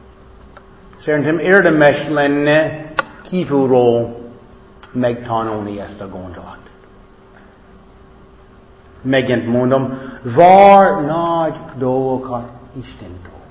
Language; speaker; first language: Hungarian; non-native, fluent; English